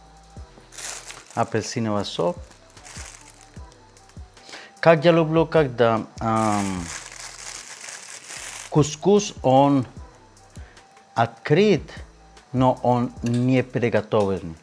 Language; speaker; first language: Russian; non-native, learner; Spanish